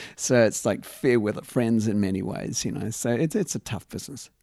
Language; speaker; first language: English; native; English